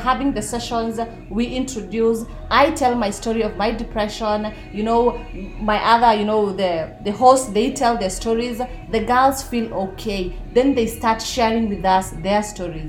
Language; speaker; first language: English; non-native, local second language; Somali